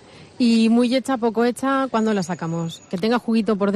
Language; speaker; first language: Spanish; native; Spanish